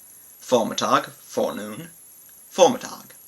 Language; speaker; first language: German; non-native, learner; English